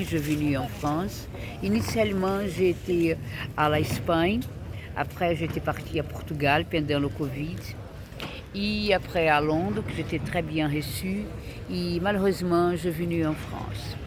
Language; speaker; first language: French; non-native, fluent; Portuguese